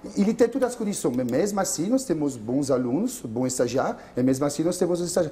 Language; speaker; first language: Portuguese; non-native, fluent; French